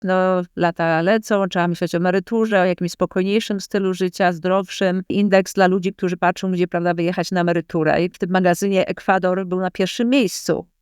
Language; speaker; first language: Polish; native; Polish